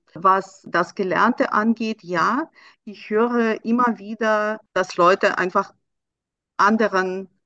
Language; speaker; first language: German; non-native, fluent; Russian